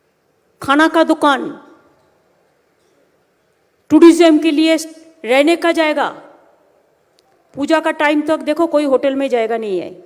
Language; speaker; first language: Hindi; non-native, local second language; Bangla